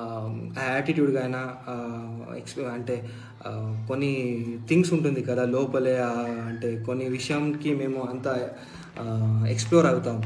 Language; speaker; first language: Telugu; non-native, fluent; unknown